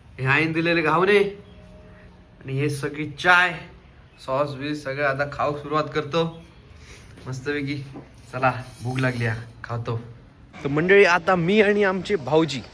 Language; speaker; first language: Marathi; native; Marathi